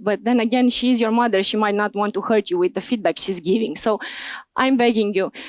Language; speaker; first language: English; non-native, fluent; Romanian